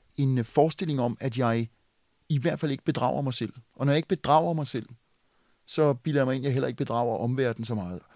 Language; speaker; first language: Danish; native; Danish